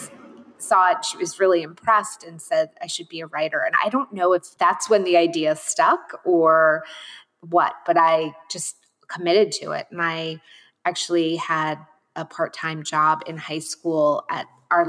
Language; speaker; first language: English; native; English